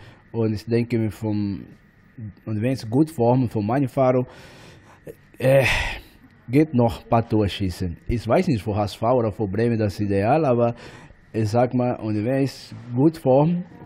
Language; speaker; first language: German; non-native, learner; Portuguese